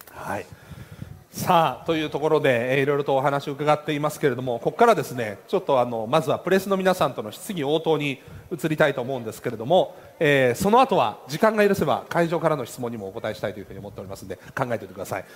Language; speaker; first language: Japanese; native; Japanese